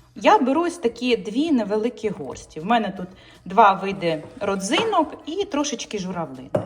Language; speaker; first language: Ukrainian; non-native, local second language; Russian